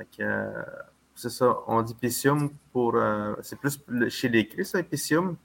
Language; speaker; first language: French; native; French